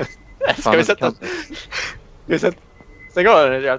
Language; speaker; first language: Swedish; native; Swedish